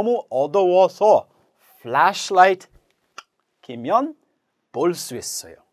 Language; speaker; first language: Korean; non-native, learner; English